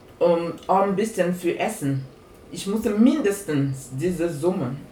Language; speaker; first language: German; non-native, fluent; French